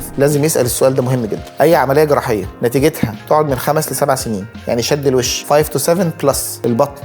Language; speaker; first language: Arabic; native; Arabic